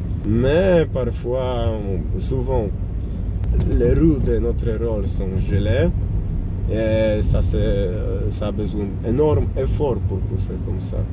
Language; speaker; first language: French; non-native, learner; Polish